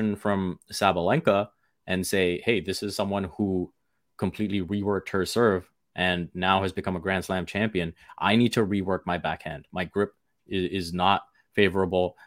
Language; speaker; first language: English; early bilingual, other home language; Hindi